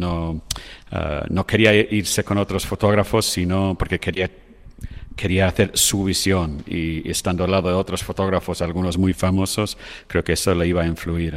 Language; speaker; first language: Spanish; non-native, fluent; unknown